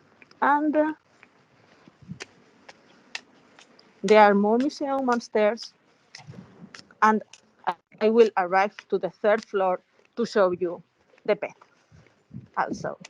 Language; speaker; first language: English; non-native, fluent; Spanish